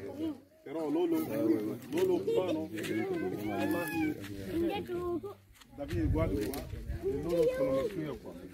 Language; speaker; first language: Italian; non-native, learner; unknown